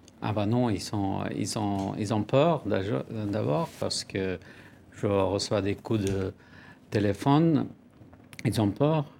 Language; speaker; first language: French; non-native, fluent; Persian